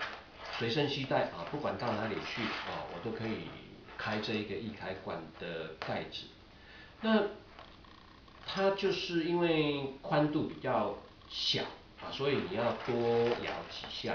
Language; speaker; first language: Chinese; native; Chinese